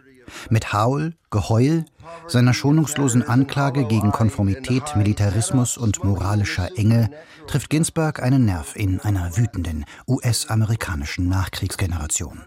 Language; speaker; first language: German; native; German